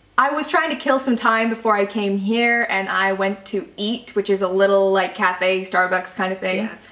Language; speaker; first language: English; native; English